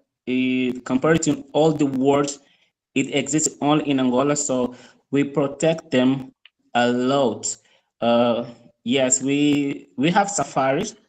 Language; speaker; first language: English; non-native, fluent; Portuguese